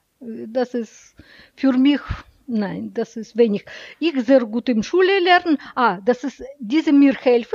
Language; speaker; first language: German; non-native, learner; Russian